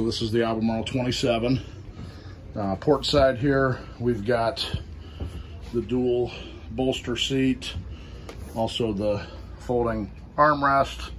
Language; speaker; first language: English; native; English